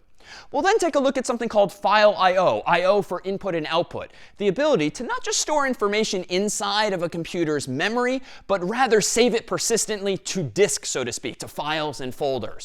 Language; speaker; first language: English; native; English